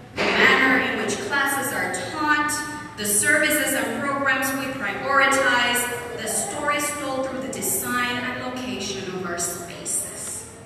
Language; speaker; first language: English; non-native, local second language; Spanish